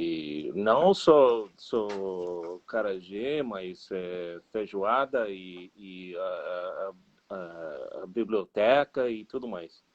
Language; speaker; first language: Portuguese; non-native, fluent; English